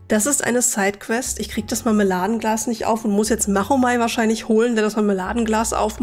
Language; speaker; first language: German; native; German